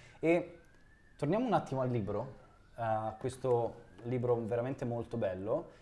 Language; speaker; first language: Italian; native; Italian